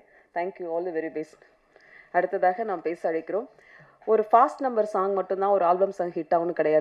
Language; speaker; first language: Tamil; native; Tamil